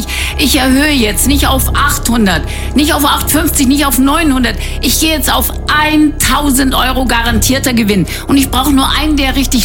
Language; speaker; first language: German; native; German